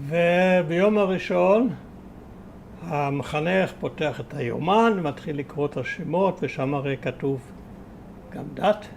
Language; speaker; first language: Hebrew; early bilingual, other home language; German